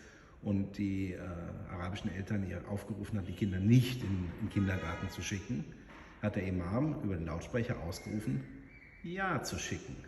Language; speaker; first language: German; native; German